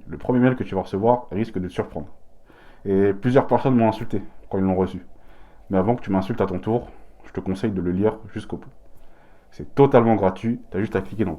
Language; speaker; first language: French; native; French